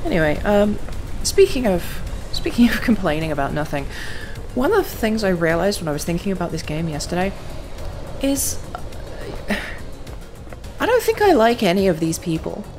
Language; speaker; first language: English; native; English